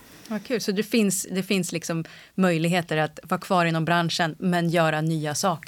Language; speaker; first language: Swedish; native; Swedish